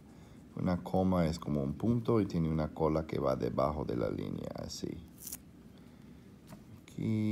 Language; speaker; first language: Spanish; non-native, fluent; English